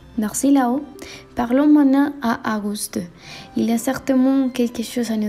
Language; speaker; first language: French; non-native, learner; Spanish